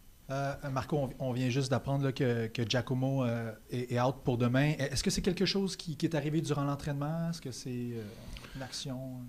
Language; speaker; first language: French; native; French